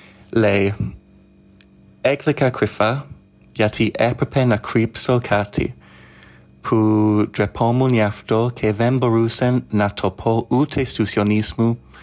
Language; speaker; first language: Greek; non-native, learner; English